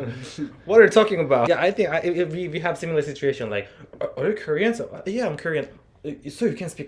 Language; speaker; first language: English; non-native, learner; Korean